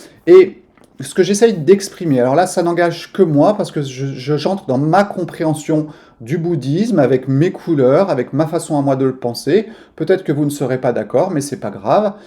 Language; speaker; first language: French; native; French